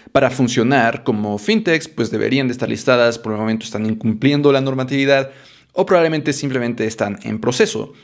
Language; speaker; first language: Spanish; native; Spanish